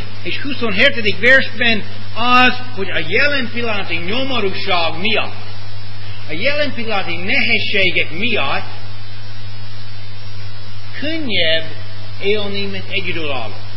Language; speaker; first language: Hungarian; non-native, fluent; English